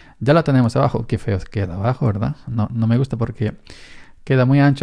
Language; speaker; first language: Spanish; native; Spanish